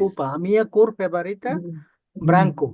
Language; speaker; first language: Portuguese; non-native, learner; Bangla